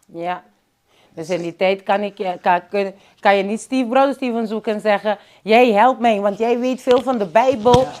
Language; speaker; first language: Dutch; non-native, local second language; Papiamento